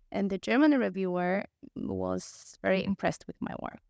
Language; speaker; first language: English; non-native, fluent; Polish